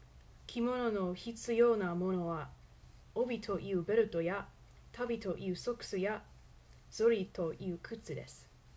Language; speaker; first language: Japanese; non-native, learner; English